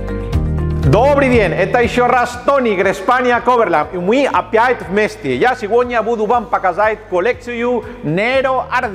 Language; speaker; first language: Russian; non-native, learner; Spanish